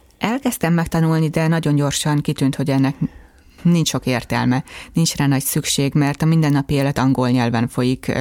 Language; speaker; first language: Hungarian; native; Hungarian